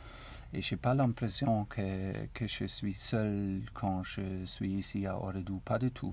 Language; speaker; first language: French; non-native, learner; German